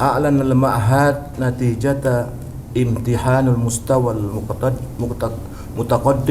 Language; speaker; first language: Arabic; non-native, learner; Indonesian